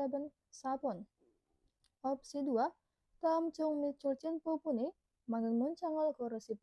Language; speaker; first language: Korean; non-native, fluent; Indonesian